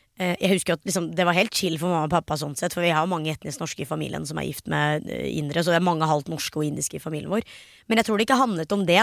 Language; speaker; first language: Norwegian; early bilingual, other home language; Hindi